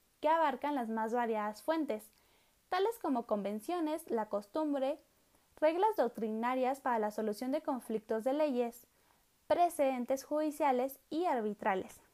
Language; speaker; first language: Spanish; native; Spanish